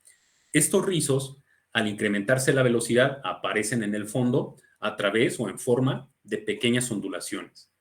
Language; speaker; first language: Spanish; native; Spanish